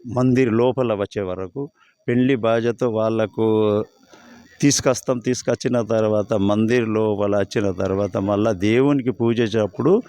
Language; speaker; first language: Telugu; non-native, local second language; Gondi